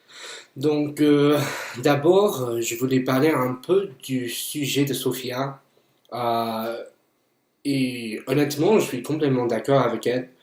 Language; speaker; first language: French; non-native, fluent; English